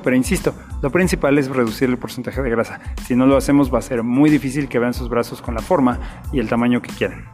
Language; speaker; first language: Spanish; native; Spanish